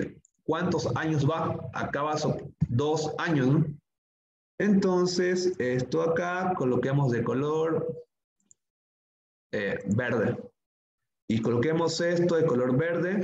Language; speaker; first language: Spanish; native; Spanish